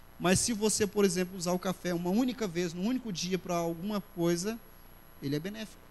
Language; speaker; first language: Portuguese; native; Portuguese